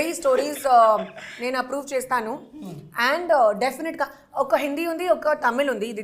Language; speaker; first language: Telugu; non-native, learner; Hindi